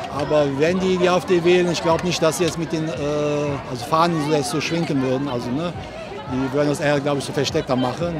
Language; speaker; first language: German; early bilingual, other home language; Turkish